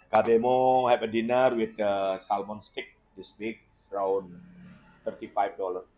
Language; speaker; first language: English; non-native, learner; Indonesian